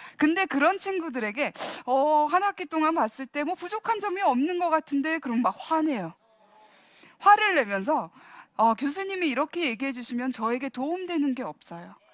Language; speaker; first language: Korean; early bilingual, heritage; Korean